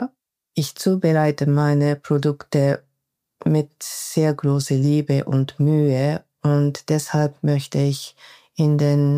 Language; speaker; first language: German; non-native, learner; Japanese